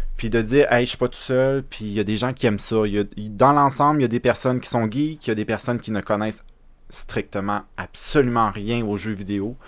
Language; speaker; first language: French; native; French